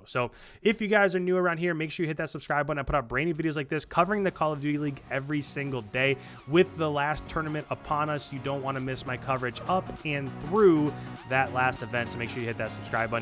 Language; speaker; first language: English; native; English